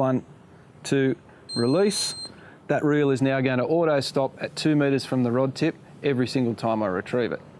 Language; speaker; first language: English; native; English